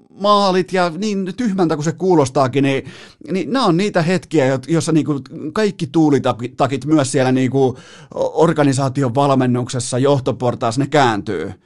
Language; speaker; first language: Finnish; native; Finnish